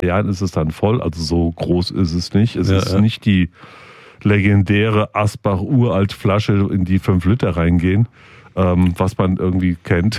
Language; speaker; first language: German; native; German